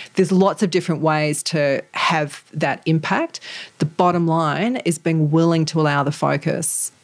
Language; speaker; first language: English; native; English